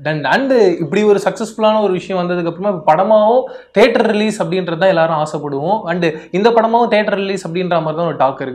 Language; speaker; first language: Tamil; native; Tamil